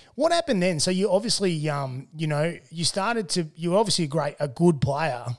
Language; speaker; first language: English; native; English